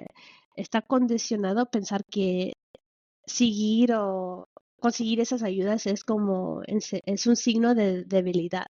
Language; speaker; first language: Spanish; early bilingual, heritage; Spanish